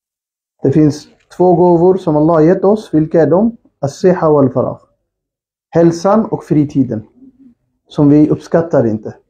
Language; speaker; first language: Swedish; non-native, fluent; Urdu